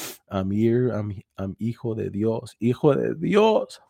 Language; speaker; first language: Spanish; early bilingual, heritage; Spanish